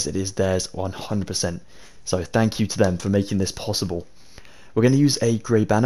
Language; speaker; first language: English; native; English